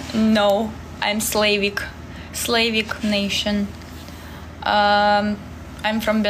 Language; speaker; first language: English; non-native, learner; Russian